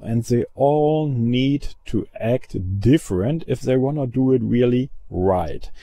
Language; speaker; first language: English; non-native, fluent; German